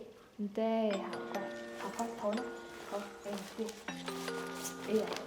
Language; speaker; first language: Chinese; non-native, local second language; Cantonese